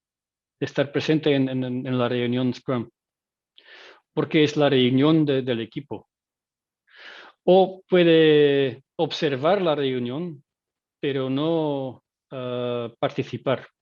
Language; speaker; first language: Spanish; non-native, fluent; Dutch